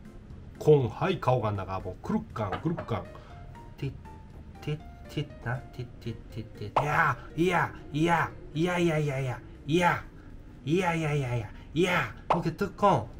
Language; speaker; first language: Thai; non-native, learner; Japanese